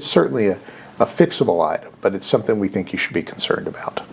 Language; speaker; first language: English; native; English